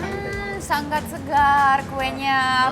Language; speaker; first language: Indonesian; non-native, fluent; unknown